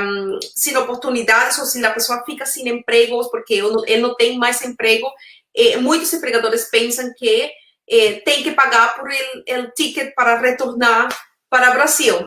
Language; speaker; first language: Portuguese; non-native, fluent; Spanish